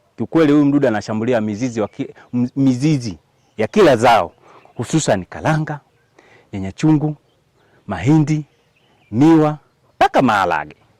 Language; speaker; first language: Swahili; native; Swahili